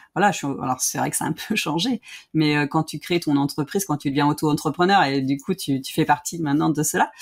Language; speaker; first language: French; native; French